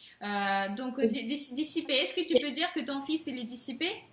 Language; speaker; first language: French; non-native, fluent; Russian